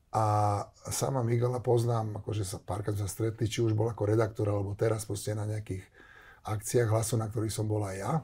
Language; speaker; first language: Slovak; non-native, local second language; Hungarian